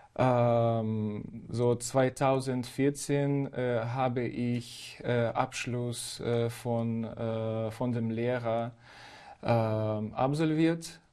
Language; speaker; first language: German; non-native, fluent; Ukrainian